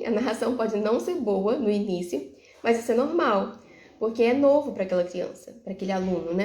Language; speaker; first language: Portuguese; native; Portuguese